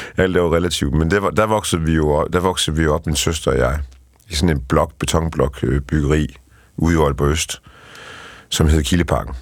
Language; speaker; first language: Danish; early bilingual, other home language; Polish